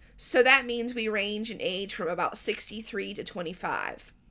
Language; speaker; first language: English; native; English